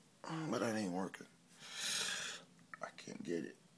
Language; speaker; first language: English; native; English